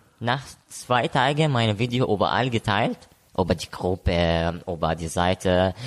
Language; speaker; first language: German; non-native, learner; Arabic